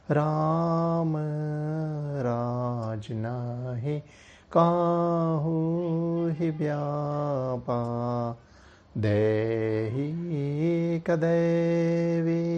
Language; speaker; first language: Hindi; non-native, local second language; Gujarati